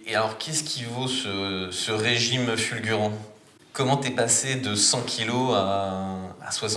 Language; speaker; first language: French; native; French